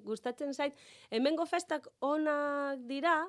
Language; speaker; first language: Basque; non-native, learner; Galician